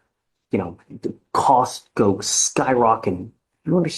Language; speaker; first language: English; native; English